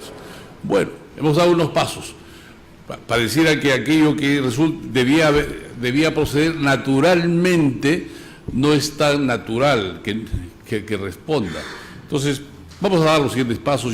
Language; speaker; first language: Spanish; native; Spanish